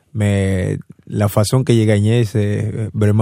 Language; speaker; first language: French; non-native, fluent; Spanish